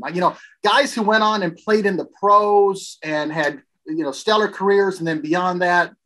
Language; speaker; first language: English; native; English